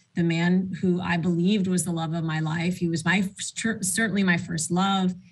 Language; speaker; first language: English; early bilingual, other home language; Arabic